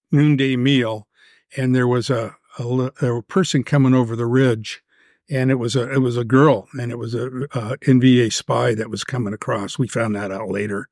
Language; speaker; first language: English; native; English